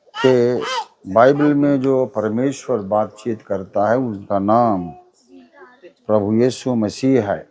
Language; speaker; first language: Hindi; non-native, local second language; Telugu